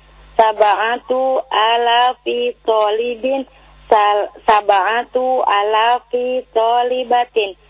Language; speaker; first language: Arabic; non-native, learner; Indonesian